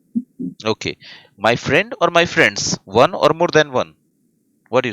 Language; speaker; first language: English; non-native, fluent; Hindi